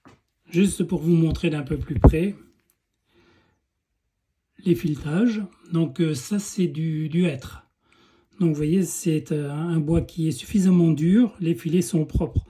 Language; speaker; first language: French; native; French